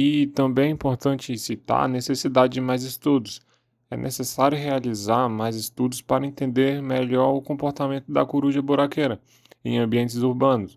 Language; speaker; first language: Portuguese; native; Portuguese